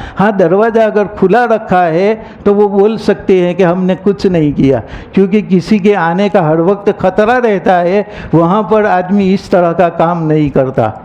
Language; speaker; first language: Urdu; non-native, local second language; Gujarati